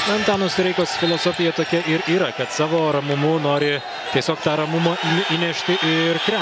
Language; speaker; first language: Lithuanian; native; Lithuanian